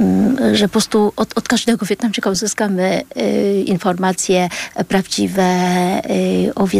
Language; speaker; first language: Polish; early bilingual, other home language; Vietnamese